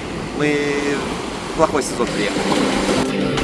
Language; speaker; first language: Russian; native; Russian